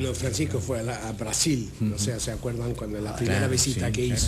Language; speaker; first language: Spanish; non-native, fluent; English